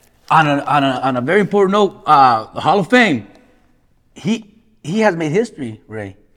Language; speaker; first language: English; early bilingual, other home language; Spanish